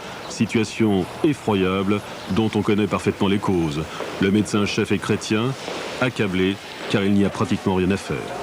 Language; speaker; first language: French; native; French